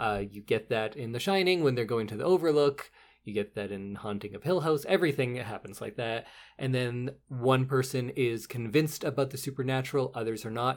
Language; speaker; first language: English; native; English